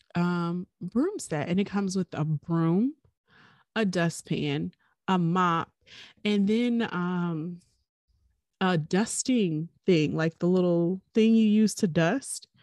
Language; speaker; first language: English; native; English